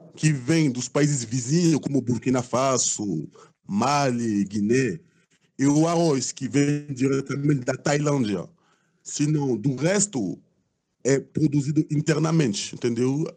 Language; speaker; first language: Portuguese; non-native, fluent; French